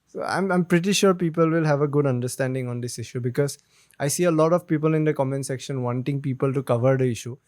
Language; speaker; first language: English; non-native, local second language; Assamese